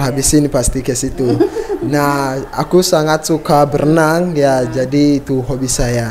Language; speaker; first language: Indonesian; non-native, fluent; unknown